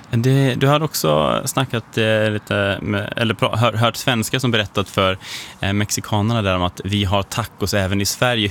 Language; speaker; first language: Swedish; native; Swedish